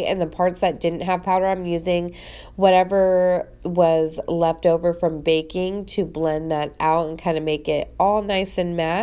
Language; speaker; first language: English; native; English